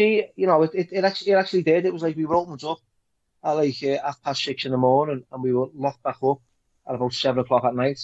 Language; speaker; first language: English; native; English